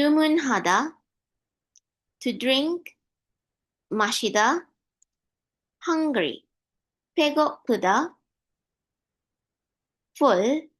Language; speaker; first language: Korean; non-native, learner; English